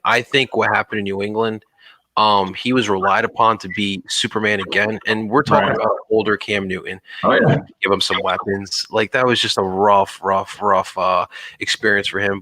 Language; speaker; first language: English; native; English